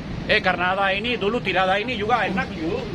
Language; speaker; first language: Indonesian; non-native, fluent; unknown